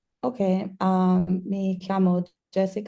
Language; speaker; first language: Italian; non-native, learner; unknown